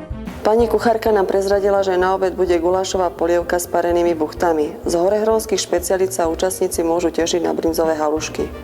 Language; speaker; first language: Slovak; native; Slovak